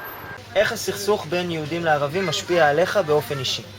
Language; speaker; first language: Hebrew; non-native, fluent; English